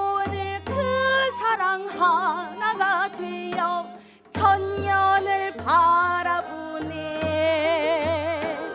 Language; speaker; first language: Korean; native; Korean